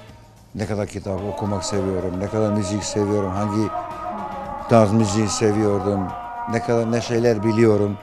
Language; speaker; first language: Turkish; non-native, fluent; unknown